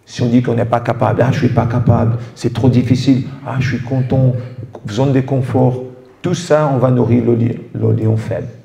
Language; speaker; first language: French; non-native, fluent; Portuguese